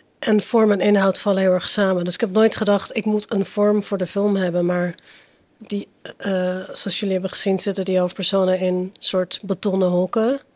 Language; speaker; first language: Dutch; early bilingual, other home language; Persian